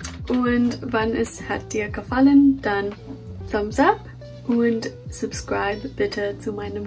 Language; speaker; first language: German; non-native, fluent; English